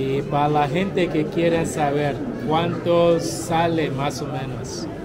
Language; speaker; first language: Spanish; non-native, learner; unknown